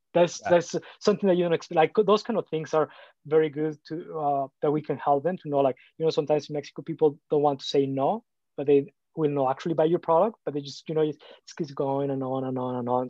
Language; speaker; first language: English; non-native, fluent; Spanish